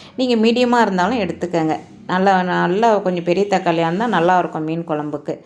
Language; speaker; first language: Tamil; native; Tamil